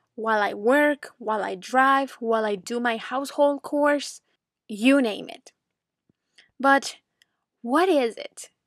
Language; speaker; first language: English; non-native, fluent; Spanish